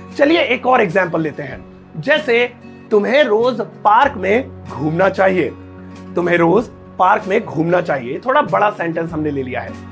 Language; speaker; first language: Hindi; native; Hindi